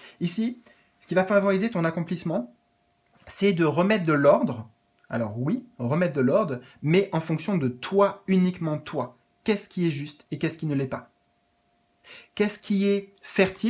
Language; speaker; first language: French; native; French